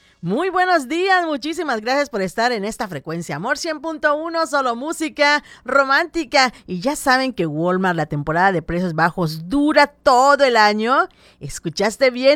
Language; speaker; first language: Spanish; native; Spanish